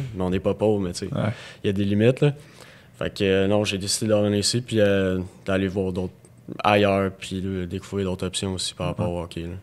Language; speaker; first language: French; native; French